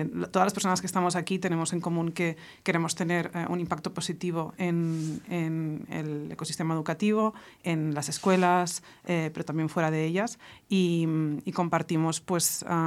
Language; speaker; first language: Spanish; native; Spanish